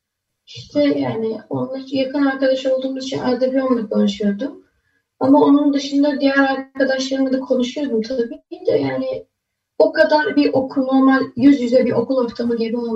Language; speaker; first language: Turkish; early bilingual, other home language; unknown